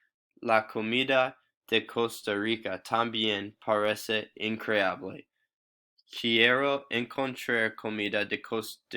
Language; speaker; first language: Spanish; non-native, learner; English